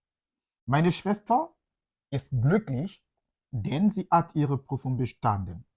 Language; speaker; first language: German; non-native, fluent; French